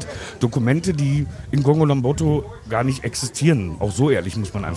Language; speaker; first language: German; native; German